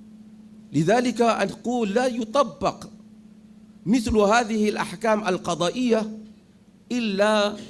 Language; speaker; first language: Arabic; non-native, fluent; Malay